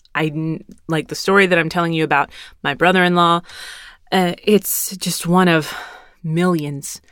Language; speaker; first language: English; early bilingual, other home language; Spanish